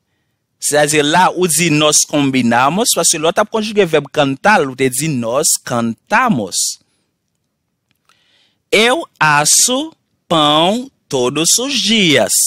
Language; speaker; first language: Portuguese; non-native, fluent; Haitian Creole